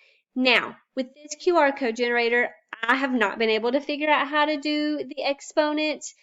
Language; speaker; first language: English; native; English